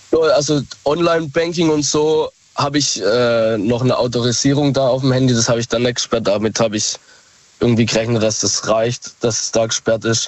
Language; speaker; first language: German; native; German